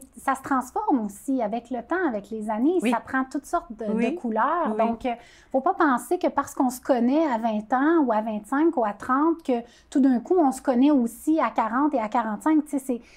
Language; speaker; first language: French; native; French